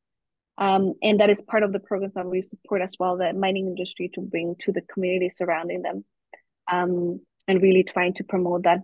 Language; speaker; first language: English; non-native, fluent; German